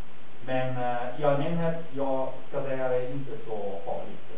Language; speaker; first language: Swedish; non-native, learner; German